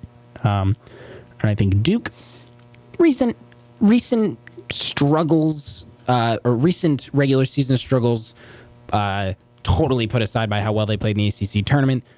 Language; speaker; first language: English; native; English